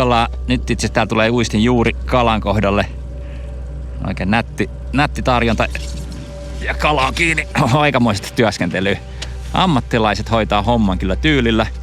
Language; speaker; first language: Finnish; native; Finnish